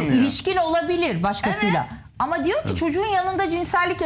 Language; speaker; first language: Turkish; native; Turkish